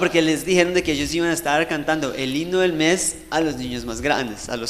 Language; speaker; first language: Spanish; native; Spanish